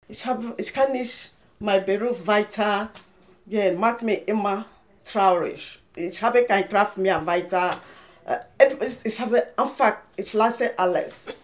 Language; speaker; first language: German; non-native, learner; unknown